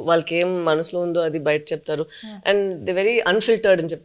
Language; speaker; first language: Telugu; non-native, fluent; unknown